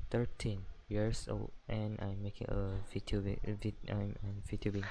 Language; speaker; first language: English; non-native, learner; Malay